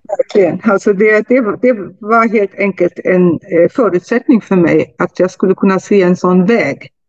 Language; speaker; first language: Swedish; non-native, fluent; German